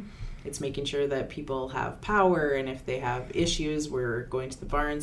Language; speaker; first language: English; native; English